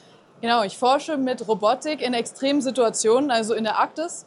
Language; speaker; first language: German; native; German